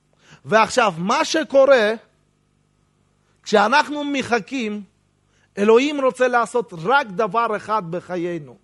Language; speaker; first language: Hebrew; non-native, fluent; Russian